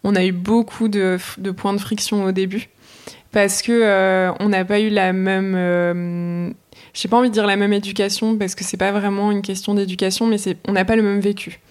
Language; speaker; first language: French; native; French